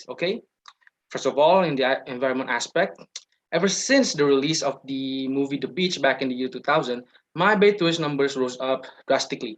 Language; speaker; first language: English; non-native, fluent; Indonesian